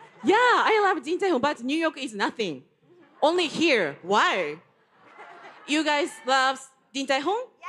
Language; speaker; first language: English; non-native, learner; Japanese